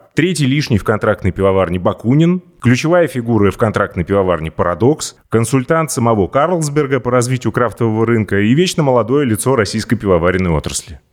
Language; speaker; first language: Russian; native; Russian